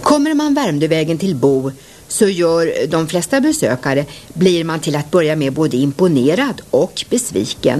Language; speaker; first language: Swedish; native; Swedish